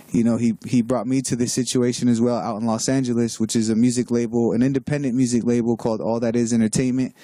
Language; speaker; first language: English; native; English